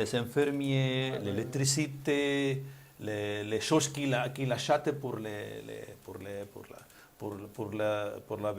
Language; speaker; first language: French; non-native, learner; Spanish